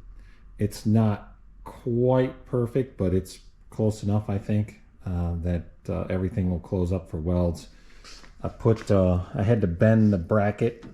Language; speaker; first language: English; native; English